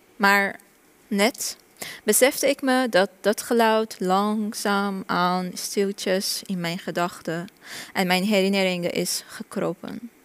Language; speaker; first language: Dutch; non-native, fluent; Persian